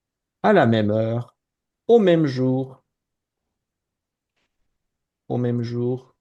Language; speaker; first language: French; non-native, fluent; Azerbaijani